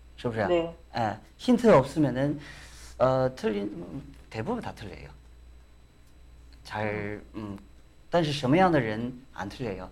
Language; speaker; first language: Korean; non-native, fluent; Chinese